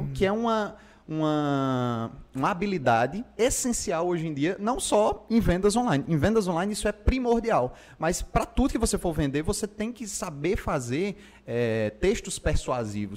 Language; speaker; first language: Portuguese; native; Portuguese